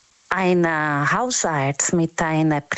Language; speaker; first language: German; non-native, fluent; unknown